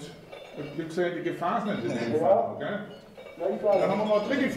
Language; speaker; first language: German; native; German